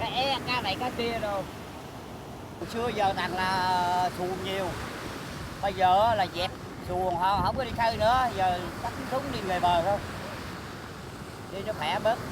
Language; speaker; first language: Vietnamese; native; Vietnamese